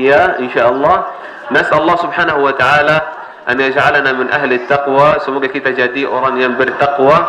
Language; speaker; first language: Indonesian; non-native, learner; Arabic